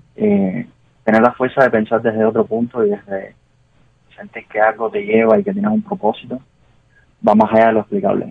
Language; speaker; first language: Spanish; native; Spanish